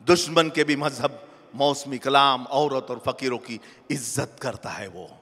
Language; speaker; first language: Hindi; non-native, local second language; Marathi